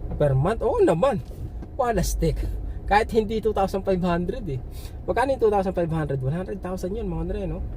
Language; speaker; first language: Filipino; native; Filipino